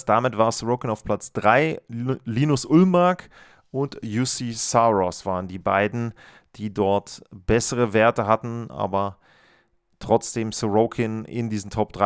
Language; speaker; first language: German; native; German